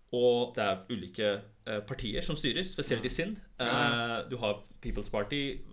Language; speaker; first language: Norwegian; early bilingual, other home language; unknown